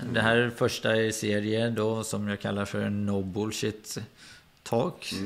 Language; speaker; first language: Swedish; early bilingual, other home language; Persian